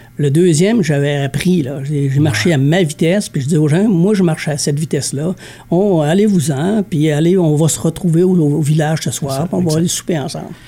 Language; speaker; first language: French; native; French